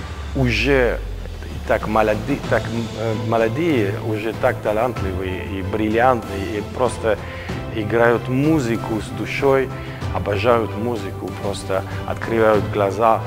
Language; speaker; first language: Russian; non-native, learner; French